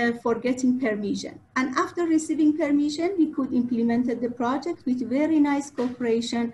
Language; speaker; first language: English; non-native, fluent; Persian